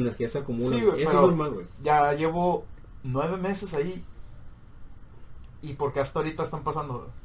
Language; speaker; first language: Spanish; native; Spanish